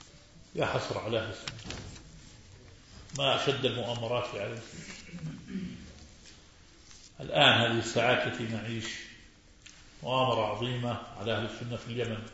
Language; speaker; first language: Arabic; native; Arabic